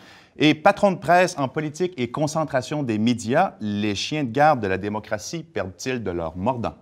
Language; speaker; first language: French; native; French